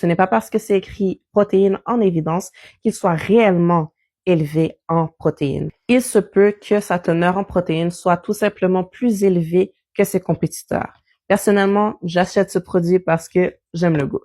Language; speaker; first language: French; native; French